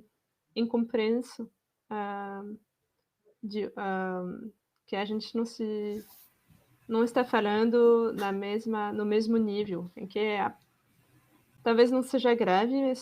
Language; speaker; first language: Portuguese; non-native, fluent; French